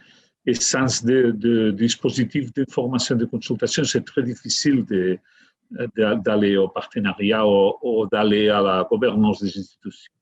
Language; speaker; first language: French; non-native, fluent; Catalan